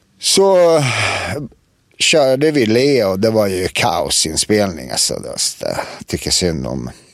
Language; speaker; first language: Swedish; early bilingual, other home language; Serbian